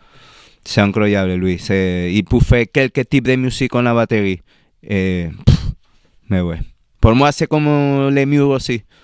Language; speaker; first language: French; non-native, learner; Spanish